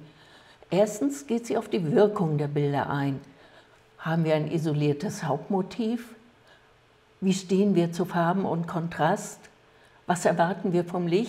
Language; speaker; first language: German; native; German